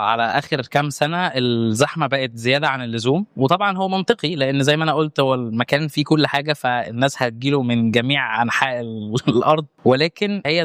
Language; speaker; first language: Arabic; native; Arabic